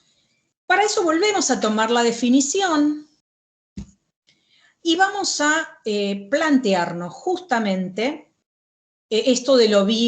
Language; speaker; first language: Spanish; native; Spanish